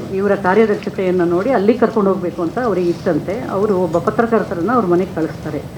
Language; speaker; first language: Kannada; native; Kannada